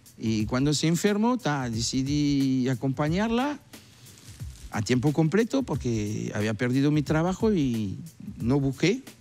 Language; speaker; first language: Spanish; non-native, fluent; French